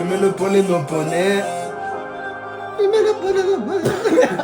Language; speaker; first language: French; native; French